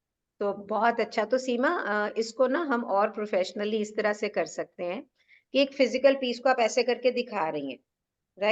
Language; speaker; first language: Hindi; native; Hindi